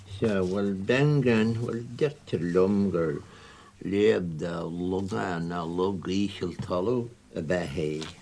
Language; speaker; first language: Irish; native; Irish